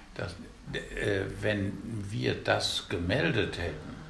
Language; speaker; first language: German; native; German